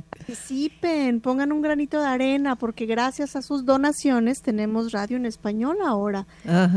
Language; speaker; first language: Spanish; native; Spanish